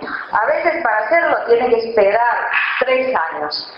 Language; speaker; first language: Spanish; non-native, fluent; Chinese